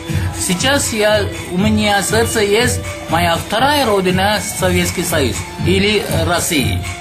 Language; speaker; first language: Russian; non-native, learner; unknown